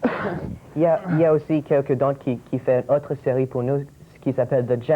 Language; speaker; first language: French; non-native, local second language; English